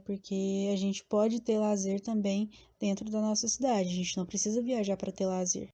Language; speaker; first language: Portuguese; native; Portuguese